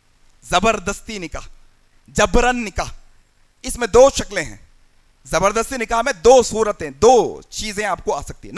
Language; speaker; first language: Urdu; native; Urdu